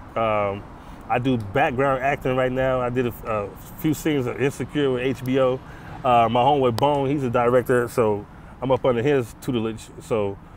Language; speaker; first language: English; native; English